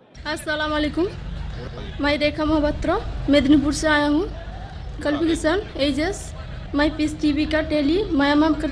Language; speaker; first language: Hindi; non-native, local second language; Bangla